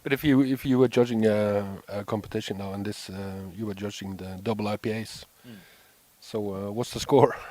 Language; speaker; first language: English; non-native, fluent; Norwegian